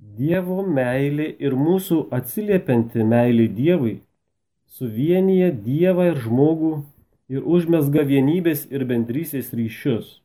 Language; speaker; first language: Lithuanian; native; Lithuanian